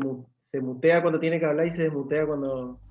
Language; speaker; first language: Spanish; native; Spanish